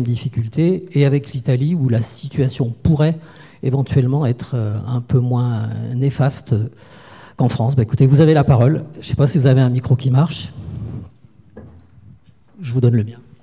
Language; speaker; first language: French; native; French